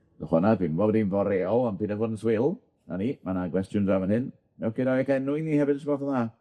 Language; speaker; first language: Welsh; native; Welsh